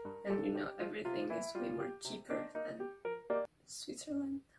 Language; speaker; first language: English; non-native, fluent; Chinese